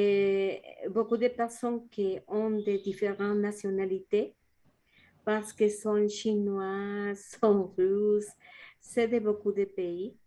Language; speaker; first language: French; non-native, learner; Spanish